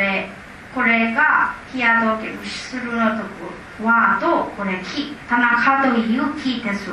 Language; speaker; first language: Japanese; non-native, learner; Burmese